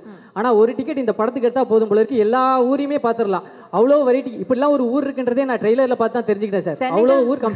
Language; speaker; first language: Tamil; native; Tamil